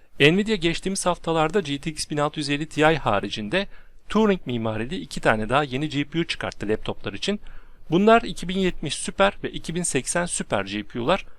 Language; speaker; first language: Turkish; native; Turkish